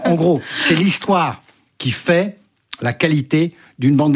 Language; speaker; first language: French; native; French